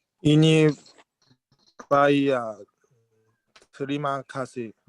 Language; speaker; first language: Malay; non-native, learner; Chinese